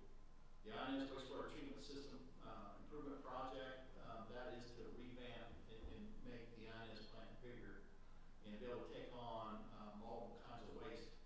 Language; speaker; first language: English; native; English